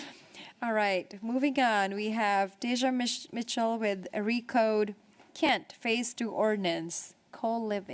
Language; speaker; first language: English; native; English